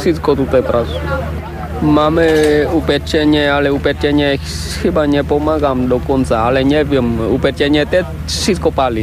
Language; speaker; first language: Polish; non-native, learner; Vietnamese